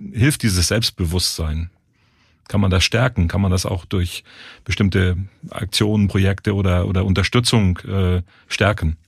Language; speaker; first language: German; native; German